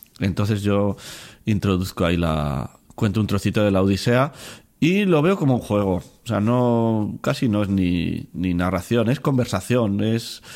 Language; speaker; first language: Spanish; native; Spanish